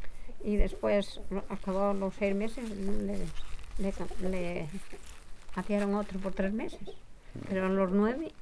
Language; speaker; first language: Spanish; non-native, local second language; Galician